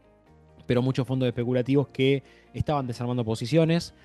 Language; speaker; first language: Spanish; native; Spanish